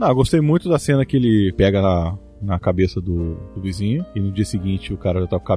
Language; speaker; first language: Portuguese; native; Portuguese